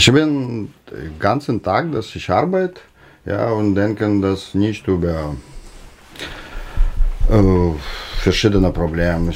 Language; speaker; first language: German; non-native, learner; Russian